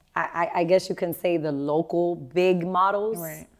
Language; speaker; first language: English; native; English